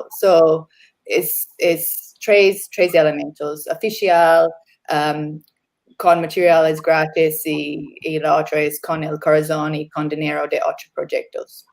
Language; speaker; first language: Spanish; non-native, learner; English